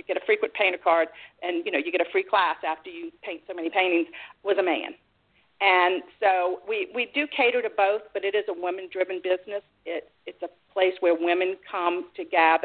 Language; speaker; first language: English; native; English